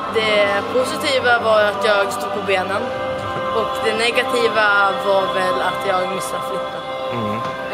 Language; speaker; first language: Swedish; native; Swedish